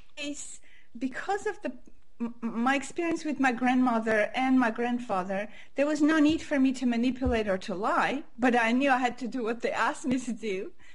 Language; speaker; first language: English; non-native, fluent; Armenian